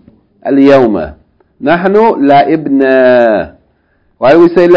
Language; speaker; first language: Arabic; non-native, fluent; English